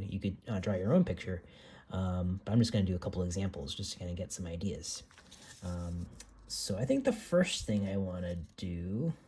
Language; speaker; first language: English; native; English